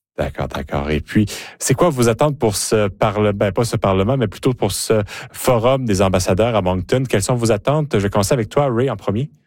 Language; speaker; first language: French; native; French